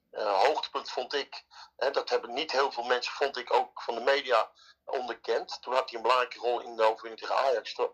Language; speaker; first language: Dutch; native; Dutch